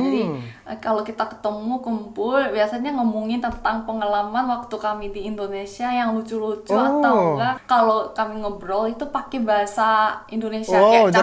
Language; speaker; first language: Indonesian; non-native, fluent; Korean